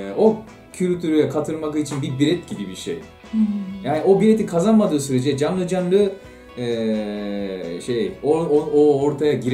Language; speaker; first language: Turkish; non-native, fluent; Japanese